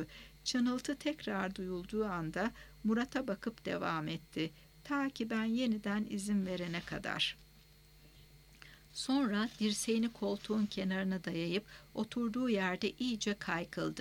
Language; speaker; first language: Turkish; native; Turkish